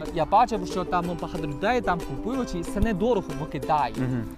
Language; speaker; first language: Ukrainian; non-native, learner; Chinese